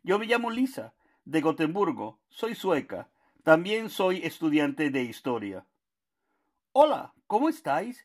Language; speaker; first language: Spanish; non-native, fluent; Finnish